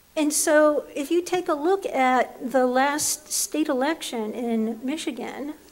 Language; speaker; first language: English; native; English